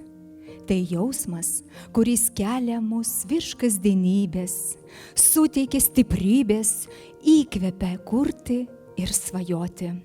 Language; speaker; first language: Lithuanian; native; Lithuanian